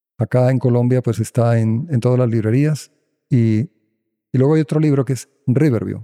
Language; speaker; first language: Spanish; native; Spanish